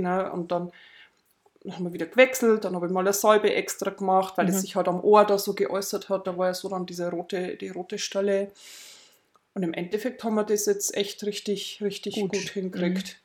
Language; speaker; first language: German; native; German